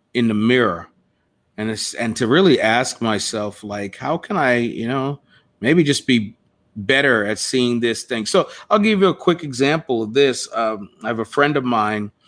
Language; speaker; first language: English; native; English